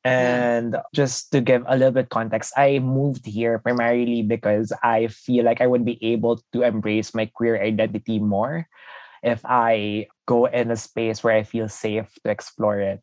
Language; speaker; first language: English; non-native, local second language; Filipino